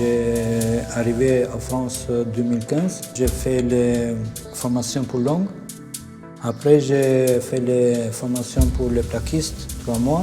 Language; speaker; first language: French; non-native, learner; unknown